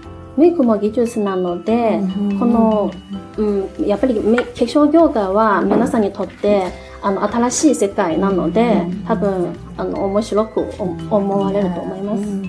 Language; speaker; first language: Japanese; non-native, fluent; Chinese